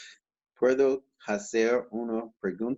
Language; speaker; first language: Spanish; non-native, learner; English